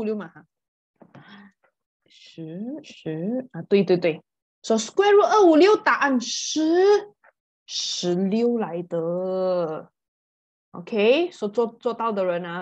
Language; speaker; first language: Chinese; native; Chinese